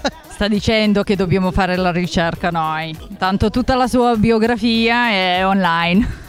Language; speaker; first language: Italian; native; Italian